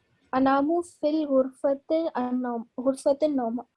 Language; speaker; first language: Arabic; non-native, learner; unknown